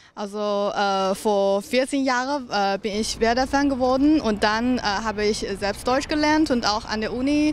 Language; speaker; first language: German; non-native, learner; Chinese